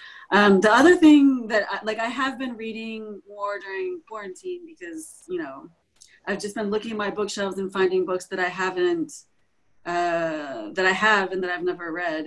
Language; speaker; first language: English; native; English